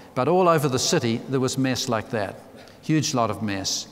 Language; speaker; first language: English; native; English